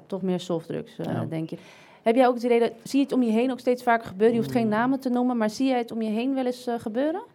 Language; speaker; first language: Dutch; native; Dutch